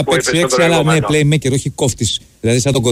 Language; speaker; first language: Greek; native; Greek